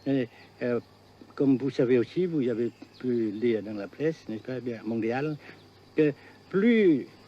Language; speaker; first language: French; non-native, local second language; Vietnamese